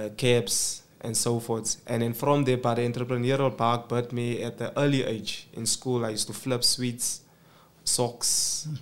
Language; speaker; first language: English; non-native, local second language; Xhosa